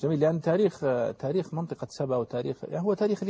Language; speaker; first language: Arabic; native; Arabic